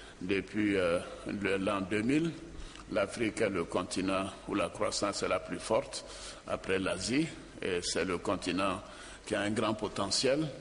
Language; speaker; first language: French; non-native, local second language; Dyula